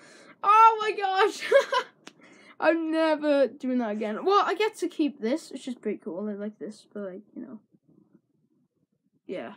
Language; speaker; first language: English; native; English